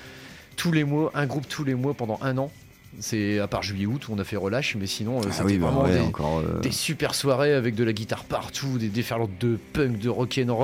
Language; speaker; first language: French; native; French